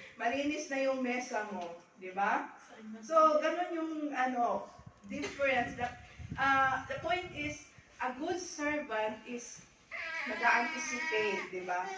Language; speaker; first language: Filipino; native; Filipino